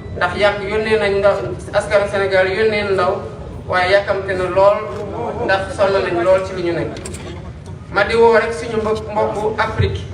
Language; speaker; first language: Wolof; non-native, local second language; Serer